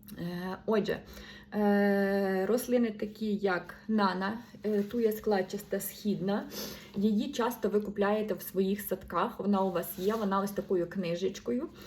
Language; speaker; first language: Ukrainian; non-native, local second language; Russian